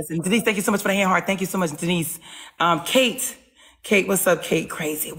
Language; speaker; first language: English; native; English